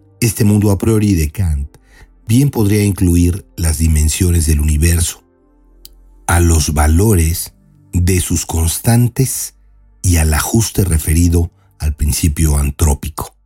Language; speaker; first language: Spanish; native; Spanish